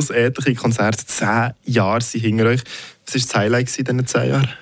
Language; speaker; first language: German; native; German